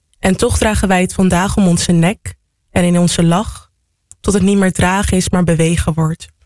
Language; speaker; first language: Dutch; native; Dutch